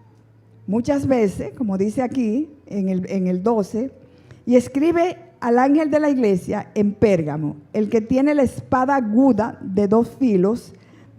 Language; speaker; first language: Spanish; native; Spanish